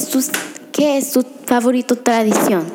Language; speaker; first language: Spanish; non-native, learner; English